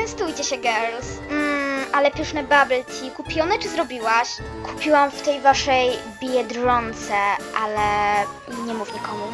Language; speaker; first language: Polish; native; Polish